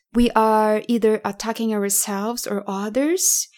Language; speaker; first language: English; non-native, fluent; Portuguese